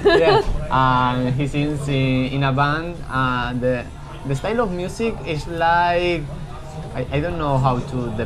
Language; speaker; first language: English; non-native, learner; Spanish